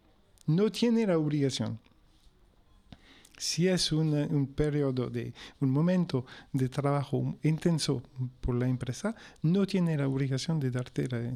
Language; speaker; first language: Spanish; non-native, local second language; French